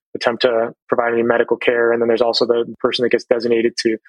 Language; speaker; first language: English; native; English